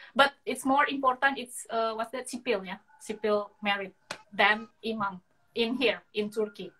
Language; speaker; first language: English; non-native, learner; Indonesian